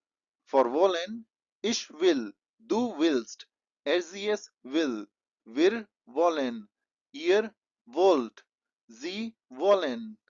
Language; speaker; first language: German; non-native, fluent; Hindi